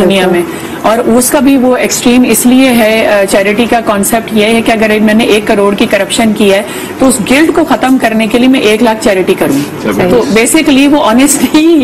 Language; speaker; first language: Urdu; native; Urdu